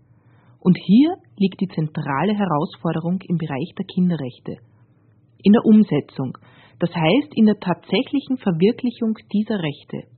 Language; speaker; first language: German; native; German